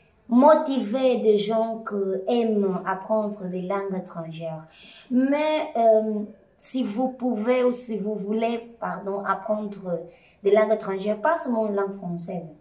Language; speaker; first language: French; non-native, fluent; Portuguese